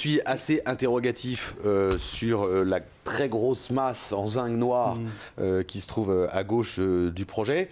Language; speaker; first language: French; native; French